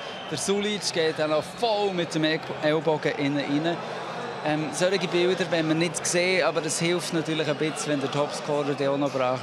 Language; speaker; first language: German; native; German